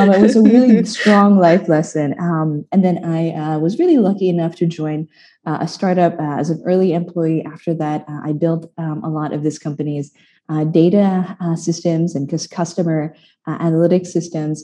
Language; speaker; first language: English; non-native, local second language; Filipino